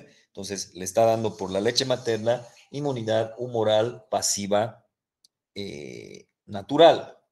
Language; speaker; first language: Spanish; native; Spanish